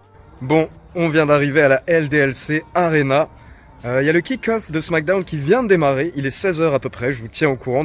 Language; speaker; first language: French; native; French